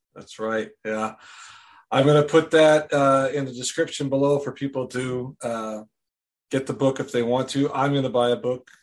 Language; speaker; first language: English; native; English